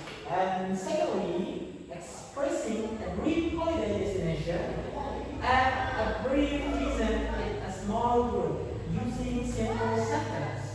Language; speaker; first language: English; non-native, learner; Indonesian